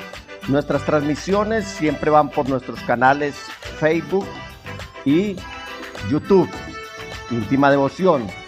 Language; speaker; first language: Spanish; native; Spanish